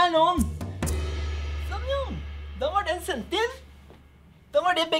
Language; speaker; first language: Norwegian; native; Norwegian